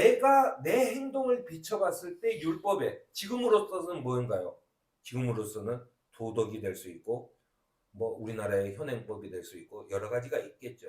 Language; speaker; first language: Korean; native; Korean